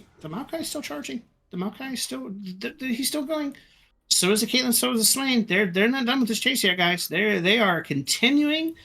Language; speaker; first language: English; native; English